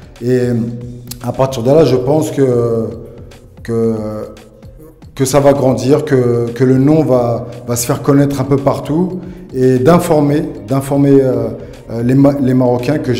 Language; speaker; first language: French; early bilingual, other home language; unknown